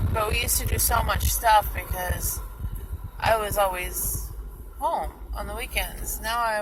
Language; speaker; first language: English; native; English